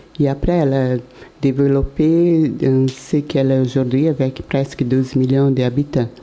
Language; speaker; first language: French; non-native, learner; Portuguese